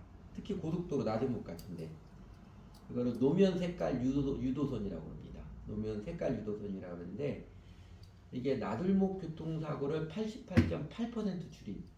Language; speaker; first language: Korean; native; Korean